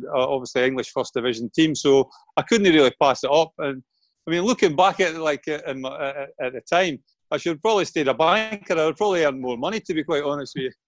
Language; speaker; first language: English; native; English